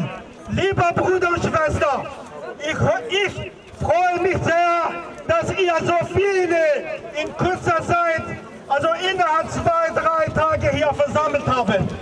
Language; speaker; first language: German; non-native, fluent; Kurdish